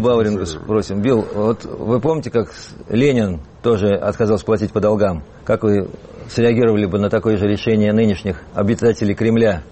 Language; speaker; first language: Russian; native; Russian